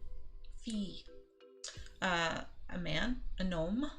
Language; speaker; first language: French; non-native, learner; English